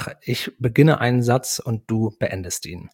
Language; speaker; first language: German; native; German